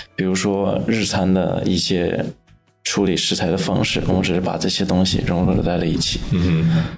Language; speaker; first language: Chinese; native; Chinese